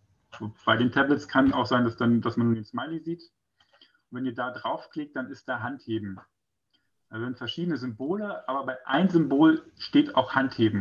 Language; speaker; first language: German; native; German